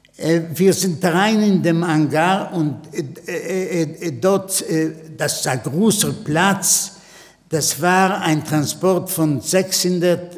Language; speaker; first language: German; non-native, fluent; Yiddish